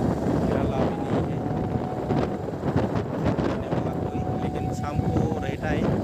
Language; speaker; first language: Hindi; non-native, local second language; Bodo